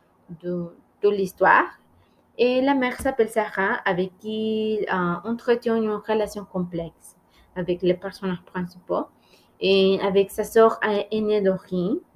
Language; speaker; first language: French; non-native, learner; Spanish